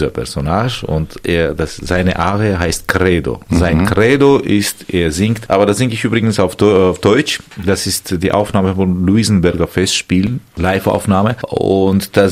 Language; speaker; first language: German; non-native, fluent; Armenian